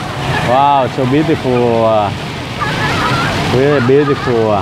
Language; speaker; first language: English; non-native, learner; Vietnamese